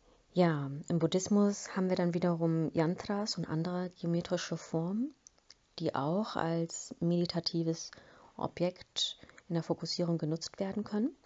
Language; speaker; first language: German; native; German